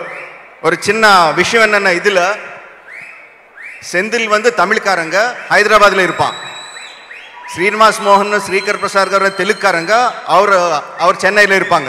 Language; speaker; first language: Tamil; non-native, local second language; Telugu